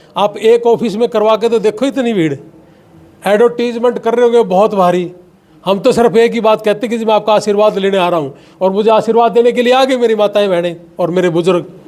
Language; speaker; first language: Hindi; native; Hindi